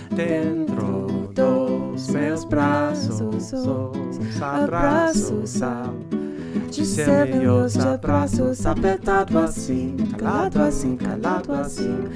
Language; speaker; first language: English; non-native, fluent; Portuguese